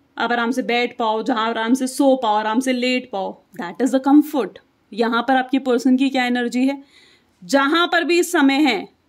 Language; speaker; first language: Hindi; native; Hindi